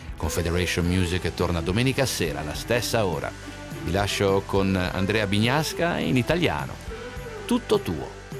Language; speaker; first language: Italian; native; Italian